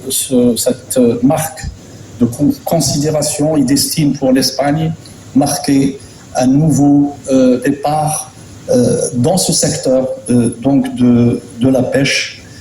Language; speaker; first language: French; non-native, local second language; Arabic